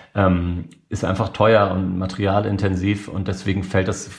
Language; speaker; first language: German; native; German